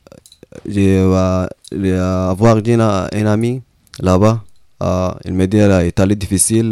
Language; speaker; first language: French; non-native, learner; Arabic